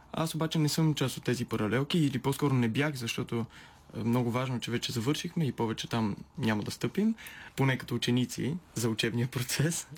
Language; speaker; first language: Bulgarian; native; Bulgarian